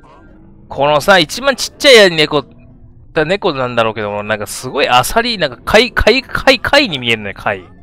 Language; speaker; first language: Japanese; native; Japanese